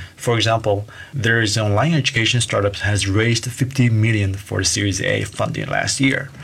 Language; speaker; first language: English; non-native, fluent; Chinese